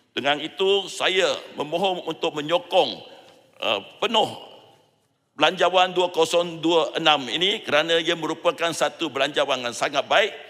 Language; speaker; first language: Malay; non-native, local second language; Chinese